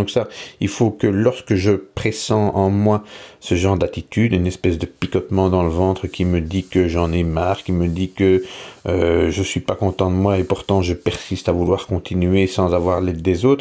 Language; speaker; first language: French; native; French